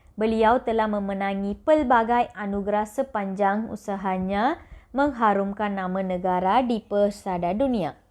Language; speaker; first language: Malay; non-native, local second language; Tamil